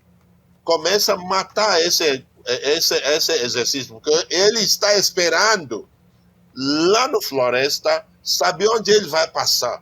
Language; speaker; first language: Portuguese; non-native, learner; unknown